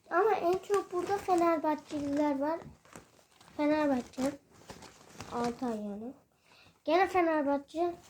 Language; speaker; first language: Turkish; early bilingual, heritage; Turkish